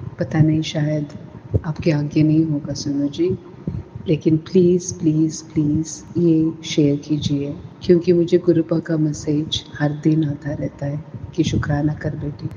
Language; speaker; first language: Hindi; non-native, local second language; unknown